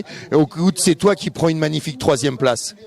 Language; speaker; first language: French; native; French